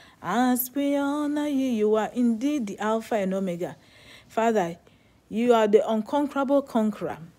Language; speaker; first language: English; non-native, local second language; Akan